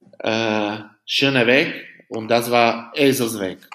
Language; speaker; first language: German; non-native, learner; Slovak